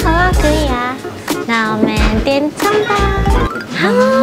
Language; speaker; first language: Chinese; non-native, fluent; Japanese